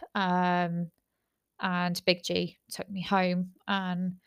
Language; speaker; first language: English; native; English